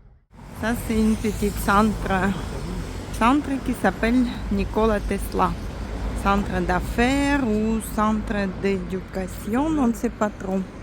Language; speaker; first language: French; non-native, fluent; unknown